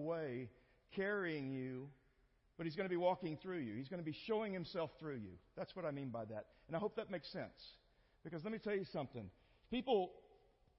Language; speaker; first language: English; native; English